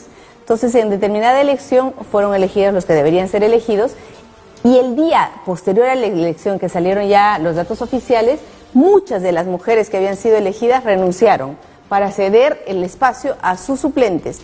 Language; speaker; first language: Spanish; native; Spanish